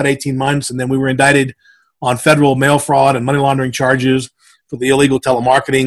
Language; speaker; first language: English; native; English